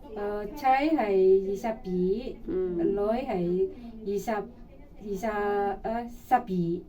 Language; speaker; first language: Cantonese; non-native, fluent; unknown